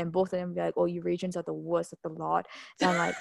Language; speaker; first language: English; native; English